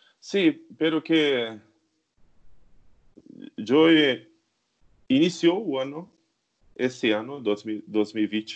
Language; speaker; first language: Spanish; non-native, learner; Portuguese